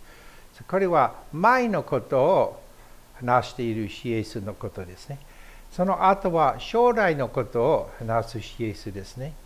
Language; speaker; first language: Japanese; non-native, fluent; English